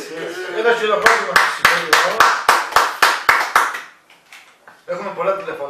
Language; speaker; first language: Greek; native; Greek